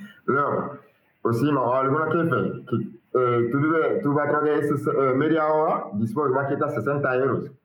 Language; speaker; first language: Spanish; non-native, learner; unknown